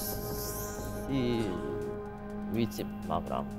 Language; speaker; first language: Georgian; non-native, fluent; Japanese